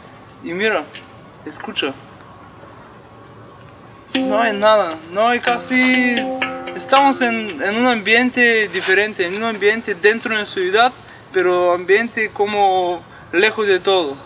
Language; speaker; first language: Spanish; non-native, learner; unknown